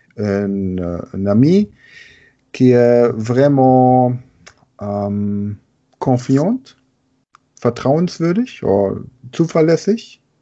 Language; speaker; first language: French; non-native, learner; German